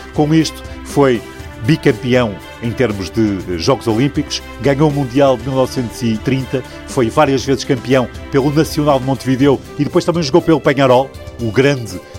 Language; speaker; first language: Portuguese; native; Portuguese